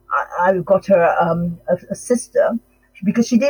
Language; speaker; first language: English; non-native, local second language; Krio